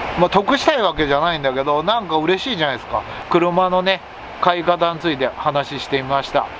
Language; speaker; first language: Japanese; native; Japanese